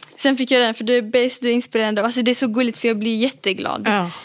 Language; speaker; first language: Swedish; early bilingual, other home language; Arabic